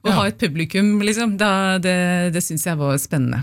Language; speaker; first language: Norwegian; early bilingual, other home language; Urdu